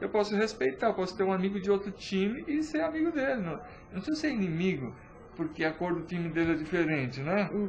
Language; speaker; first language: Portuguese; native; Portuguese